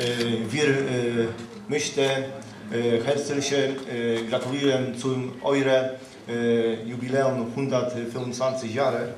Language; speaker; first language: German; non-native, learner; Polish